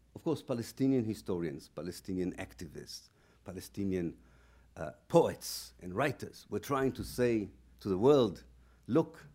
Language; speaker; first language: English; non-native, fluent; Hebrew